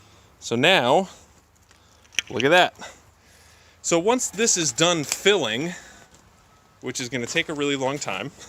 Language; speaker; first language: English; native; English